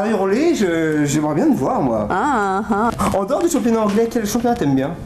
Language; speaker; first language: French; native; French